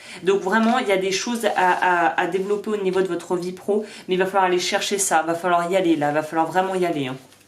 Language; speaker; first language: French; native; French